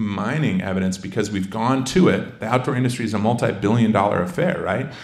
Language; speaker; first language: English; native; English